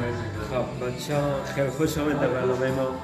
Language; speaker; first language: Persian; early bilingual, heritage; Persian